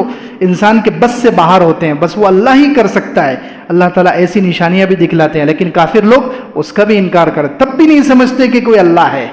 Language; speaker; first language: Urdu; native; Urdu